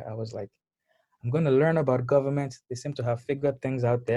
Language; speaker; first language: English; non-native, local second language; Yoruba